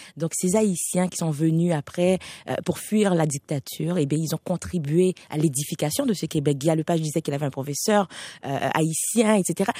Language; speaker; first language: French; non-native, local second language; Haitian Creole